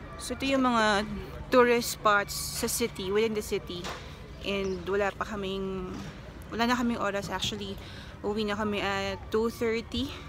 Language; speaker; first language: Filipino; native; Filipino